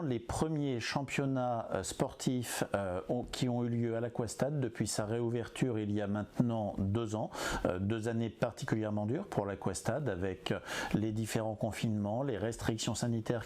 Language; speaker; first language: French; native; French